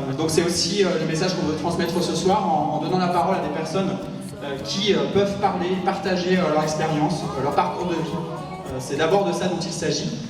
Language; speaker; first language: French; native; French